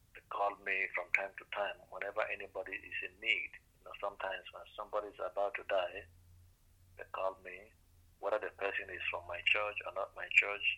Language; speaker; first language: English; non-native, local second language; Igbo